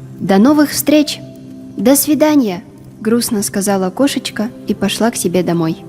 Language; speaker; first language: Russian; native; Russian